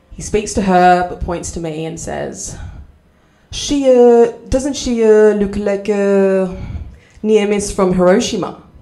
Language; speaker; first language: English; native; English